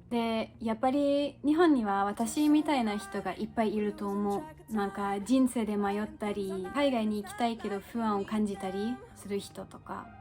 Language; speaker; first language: Japanese; non-native, fluent; German